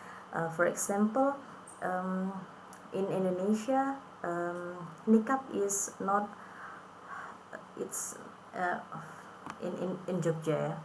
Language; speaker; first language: English; non-native, fluent; Indonesian